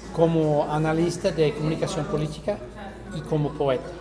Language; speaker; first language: Spanish; non-native, fluent; English